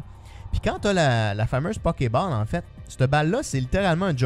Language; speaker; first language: French; native; French